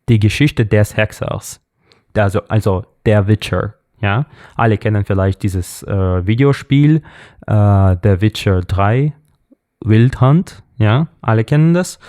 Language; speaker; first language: German; non-native, learner; Russian